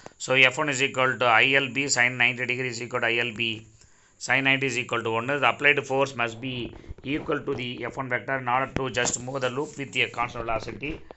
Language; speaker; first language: English; non-native, local second language; Tamil